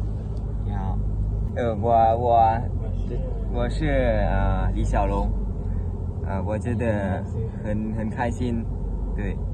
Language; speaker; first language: Chinese; non-native, learner; Lao